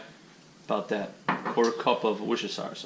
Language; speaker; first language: English; native; English